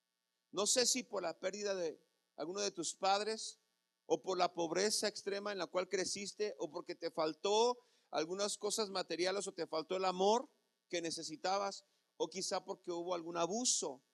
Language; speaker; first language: Spanish; native; Spanish